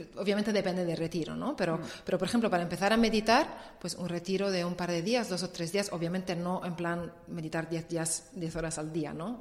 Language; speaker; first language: Spanish; non-native, fluent; Italian